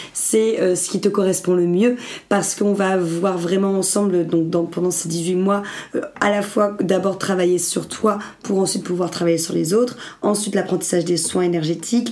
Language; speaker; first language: French; native; French